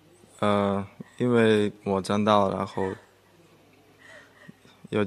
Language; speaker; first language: Chinese; non-native, fluent; Russian